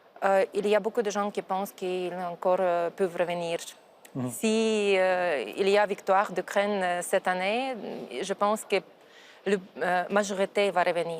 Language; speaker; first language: French; non-native, fluent; Ukrainian